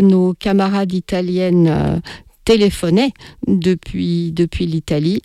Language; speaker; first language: French; native; French